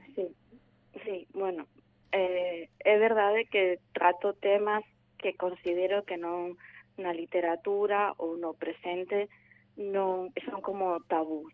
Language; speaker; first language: Galician; non-native, local second language; Spanish